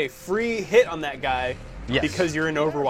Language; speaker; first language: English; native; English